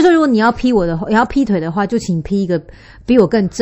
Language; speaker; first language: Chinese; native; Chinese